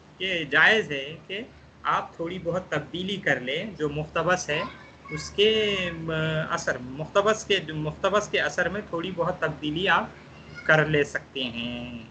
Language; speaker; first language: Urdu; native; Urdu